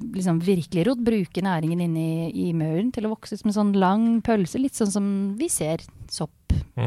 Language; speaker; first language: Norwegian; native; Norwegian